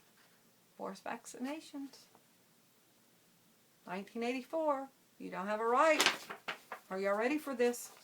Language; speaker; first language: English; native; English